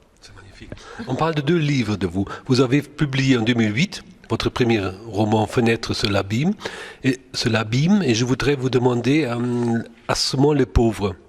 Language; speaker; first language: French; non-native, fluent; German